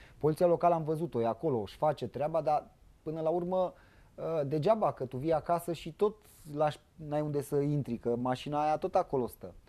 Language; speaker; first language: Romanian; native; Romanian